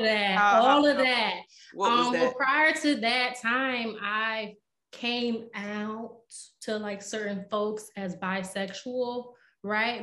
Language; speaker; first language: English; native; English